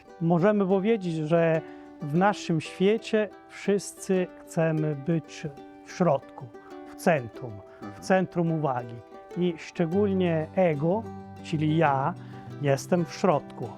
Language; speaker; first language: Polish; non-native, fluent; Italian